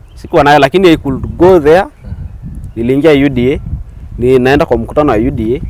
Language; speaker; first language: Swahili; non-native, local second language; Masai